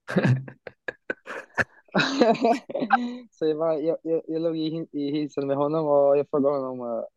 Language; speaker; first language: Swedish; non-native, fluent; Romanian